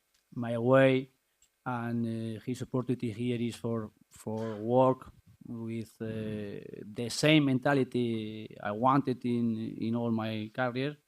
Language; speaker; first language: English; non-native, learner; Spanish